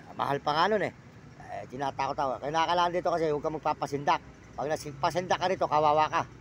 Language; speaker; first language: Filipino; native; Filipino